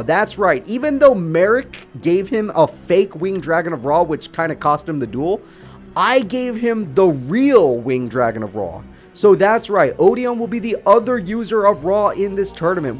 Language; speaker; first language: English; native; English